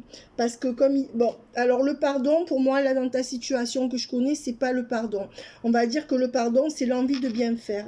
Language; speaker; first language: French; native; French